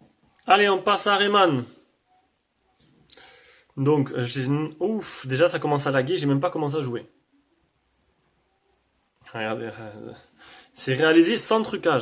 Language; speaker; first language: French; native; French